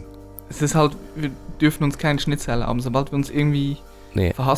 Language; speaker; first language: German; native; German